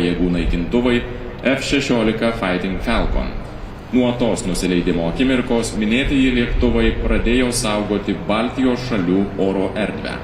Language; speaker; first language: Lithuanian; native; Lithuanian